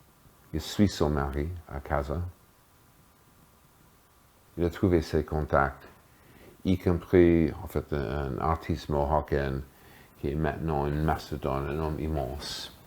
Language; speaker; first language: French; non-native, fluent; English